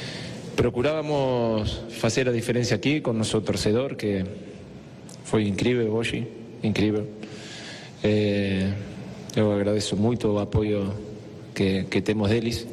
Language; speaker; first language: Portuguese; non-native, fluent; Spanish